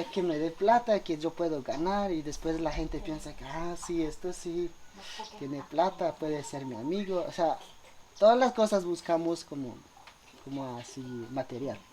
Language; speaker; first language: Spanish; non-native, local second language; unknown